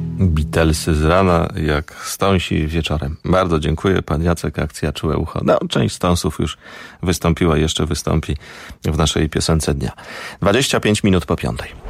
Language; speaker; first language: Polish; native; Polish